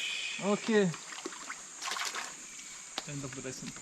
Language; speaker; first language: English; non-native, fluent; French